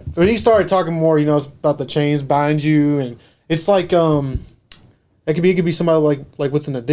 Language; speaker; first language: English; native; English